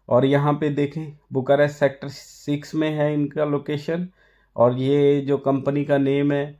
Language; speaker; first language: Hindi; non-native, local second language; Punjabi